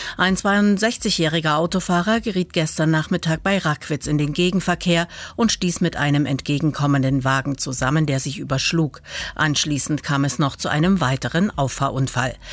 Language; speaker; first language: German; native; German